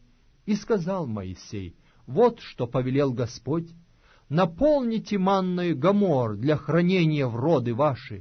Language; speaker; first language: Russian; native; Russian